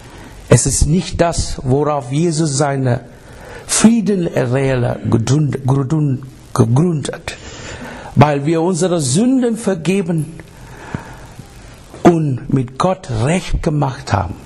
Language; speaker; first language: German; non-native, learner; English